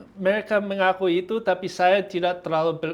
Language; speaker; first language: Indonesian; non-native, fluent; English